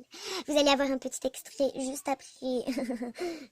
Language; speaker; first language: French; native; French